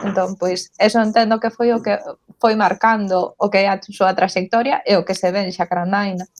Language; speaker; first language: Galician; non-native, local second language; Spanish